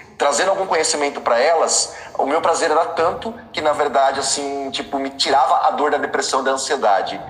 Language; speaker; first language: Portuguese; native; Portuguese